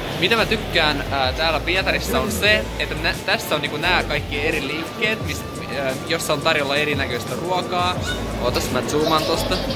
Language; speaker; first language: Finnish; non-native, fluent; Russian